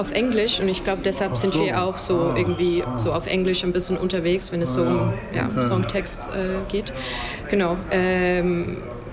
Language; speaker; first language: German; non-native, fluent; Estonian